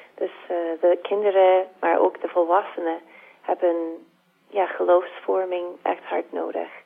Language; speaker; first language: Dutch; non-native, fluent; English